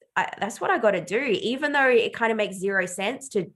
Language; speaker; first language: English; native; English